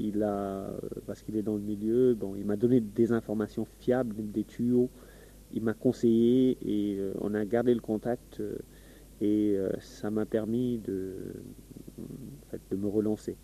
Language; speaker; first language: French; non-native, local second language; Wolof